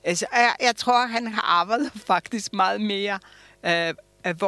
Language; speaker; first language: Danish; non-native, fluent; Polish